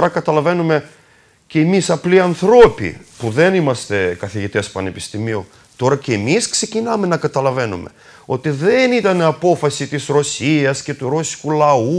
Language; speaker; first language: Greek; non-native, fluent; Russian